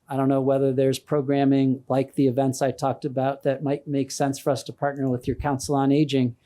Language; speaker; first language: English; native; English